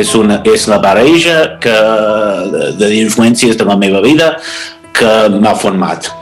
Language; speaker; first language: Catalan; non-native, fluent; English